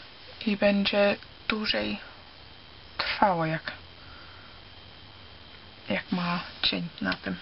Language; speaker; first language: Polish; early bilingual, heritage; Polish